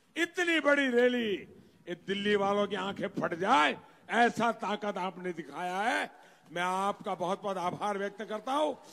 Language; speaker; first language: Hindi; non-native, local second language; Gujarati